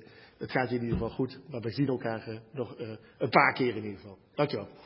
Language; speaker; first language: Dutch; native; Dutch